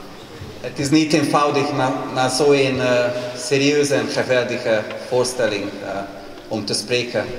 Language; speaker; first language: Dutch; non-native, fluent; Hungarian